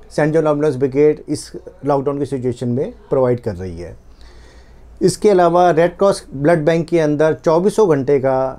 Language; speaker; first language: Hindi; native; Hindi